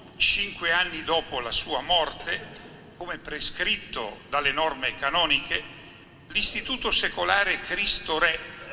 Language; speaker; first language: Italian; native; Italian